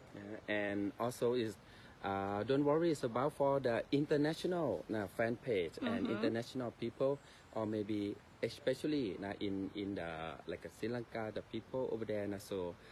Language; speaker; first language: English; non-native, learner; Thai